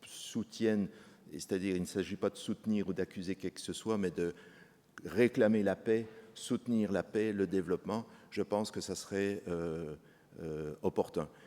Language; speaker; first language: French; native; French